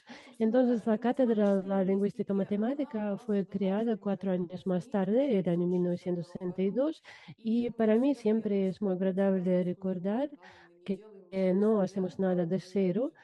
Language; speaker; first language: Spanish; non-native, fluent; Russian